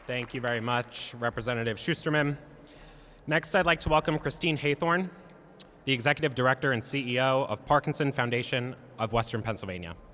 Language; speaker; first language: English; native; English